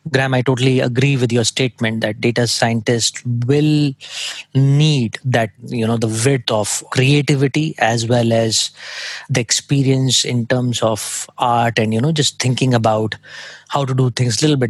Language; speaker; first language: English; non-native, local second language; Hindi